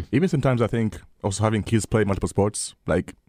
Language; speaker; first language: English; early bilingual, other home language; Swahili